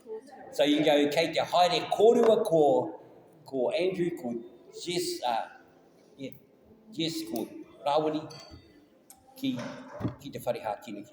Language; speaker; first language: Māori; non-native, local second language; English